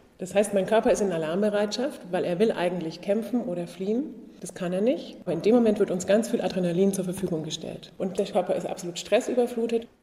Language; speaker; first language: German; native; German